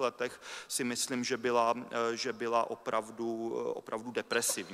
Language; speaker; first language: Czech; native; Czech